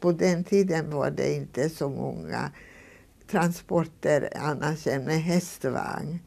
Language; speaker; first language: Swedish; non-native, fluent; Hungarian